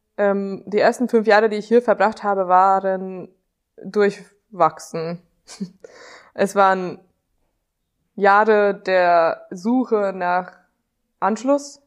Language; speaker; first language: German; non-native, fluent; Hungarian